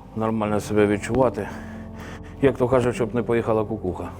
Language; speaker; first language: Ukrainian; native; Ukrainian